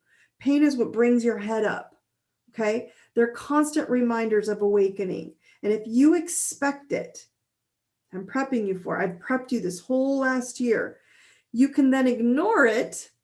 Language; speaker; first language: English; native; English